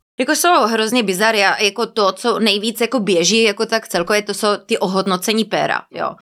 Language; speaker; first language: Czech; non-native, fluent; Spanish